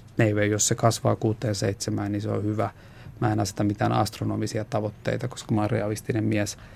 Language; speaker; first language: Finnish; non-native, local second language; Swedish